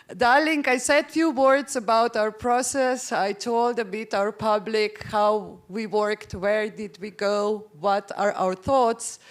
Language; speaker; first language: English; non-native, fluent; Slovenian